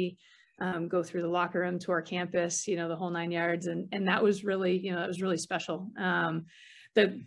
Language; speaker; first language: English; native; English